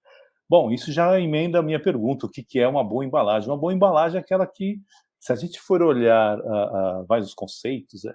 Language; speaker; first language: Portuguese; native; Portuguese